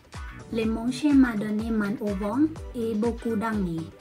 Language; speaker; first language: French; non-native, learner; Thai